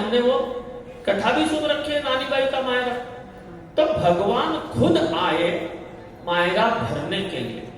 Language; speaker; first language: Hindi; non-native, local second language; Kannada